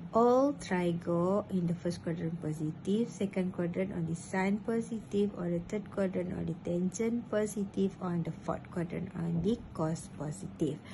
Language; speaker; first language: English; non-native, local second language; Malay